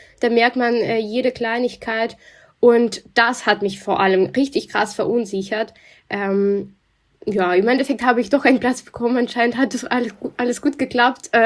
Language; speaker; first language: German; non-native, fluent; Russian